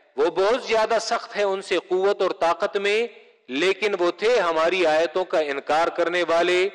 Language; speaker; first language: Urdu; non-native, local second language; Pashto